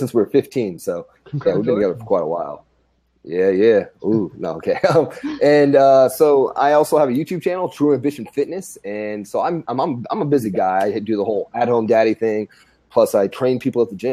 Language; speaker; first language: English; native; English